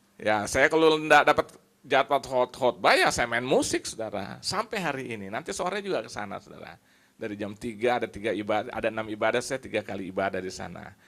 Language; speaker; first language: Indonesian; native; Indonesian